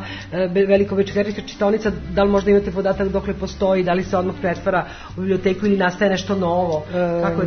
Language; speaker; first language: Serbian; native; Serbian